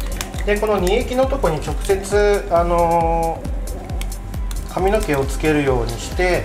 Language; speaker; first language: Japanese; native; Japanese